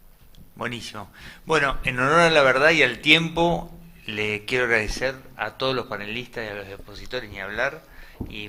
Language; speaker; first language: Spanish; native; Spanish